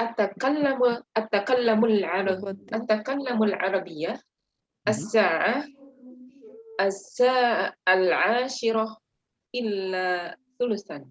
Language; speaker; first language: Arabic; non-native, learner; Indonesian